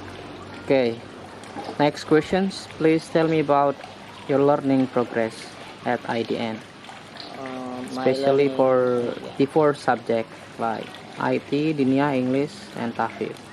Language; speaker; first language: English; non-native, fluent; Indonesian